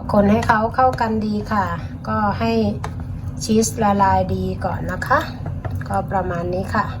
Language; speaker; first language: Thai; native; Thai